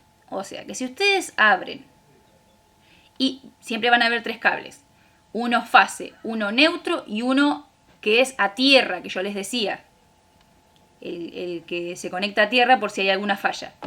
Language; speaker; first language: Spanish; native; Spanish